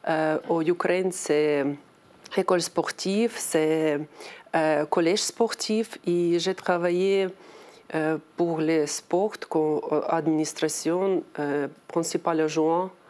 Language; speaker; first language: French; non-native, learner; Ukrainian